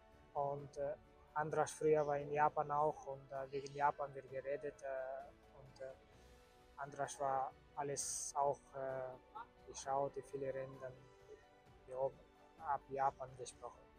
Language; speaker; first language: German; non-native, learner; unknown